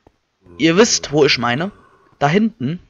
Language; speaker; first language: German; native; German